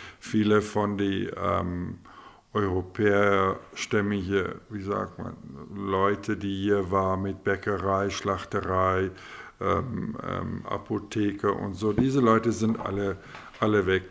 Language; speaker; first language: German; non-native, local second language; Afrikaans